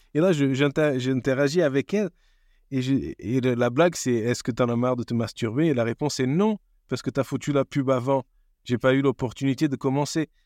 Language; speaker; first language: French; non-native, fluent; Portuguese